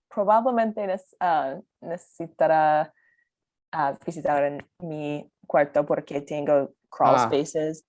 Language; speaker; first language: Spanish; early bilingual, heritage; Spanish